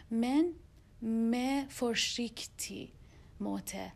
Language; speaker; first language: Norwegian; non-native, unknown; Persian